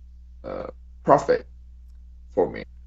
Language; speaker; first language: English; non-native, learner; Chinese